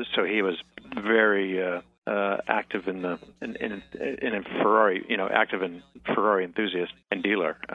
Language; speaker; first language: English; native; English